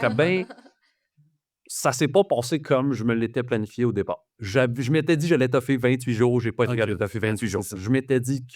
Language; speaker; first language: French; native; French